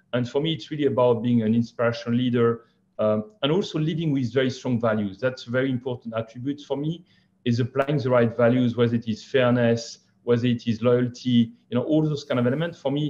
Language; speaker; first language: English; non-native, fluent; French